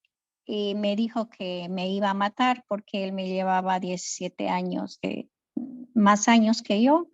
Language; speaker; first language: Spanish; native; Spanish